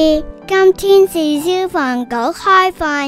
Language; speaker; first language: Chinese; non-native, local second language; Cantonese